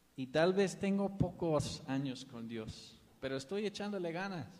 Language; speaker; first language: Spanish; non-native, fluent; English